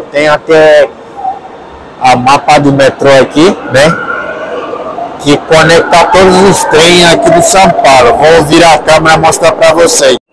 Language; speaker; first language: Portuguese; non-native, learner; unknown